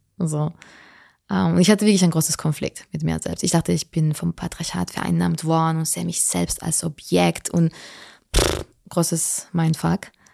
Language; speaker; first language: German; non-native, fluent; Spanish